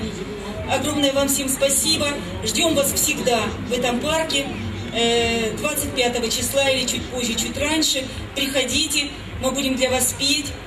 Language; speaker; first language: Russian; native; Russian